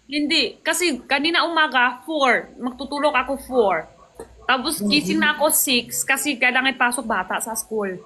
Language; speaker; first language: Filipino; non-native, learner; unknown